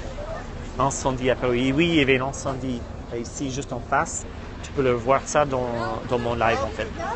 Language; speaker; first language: French; non-native, fluent; English